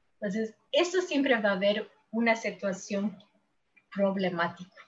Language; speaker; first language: Spanish; early bilingual, heritage; Spanish